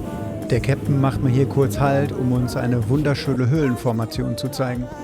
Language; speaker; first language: German; native; German